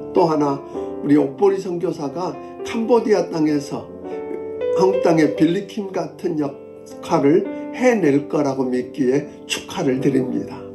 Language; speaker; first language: Korean; native; Korean